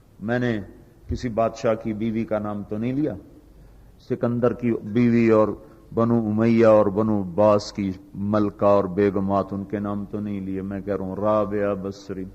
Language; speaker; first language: Urdu; non-native, local second language; Punjabi